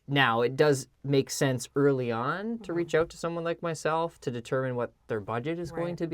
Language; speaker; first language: English; native; English